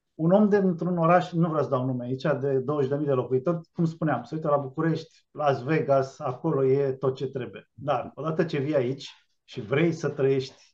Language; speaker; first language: Romanian; native; Romanian